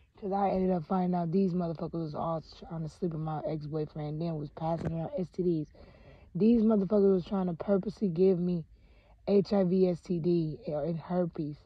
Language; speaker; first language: English; native; English